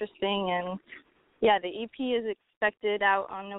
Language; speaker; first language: English; native; English